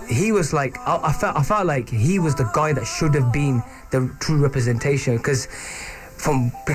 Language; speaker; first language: English; native; English